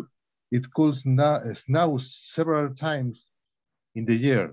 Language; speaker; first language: English; non-native, learner; Spanish